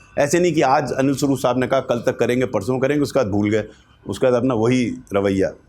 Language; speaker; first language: Hindi; native; Hindi